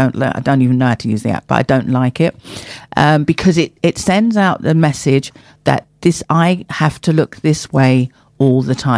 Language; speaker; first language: English; native; English